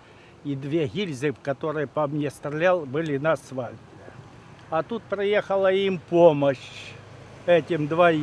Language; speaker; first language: Russian; native; Russian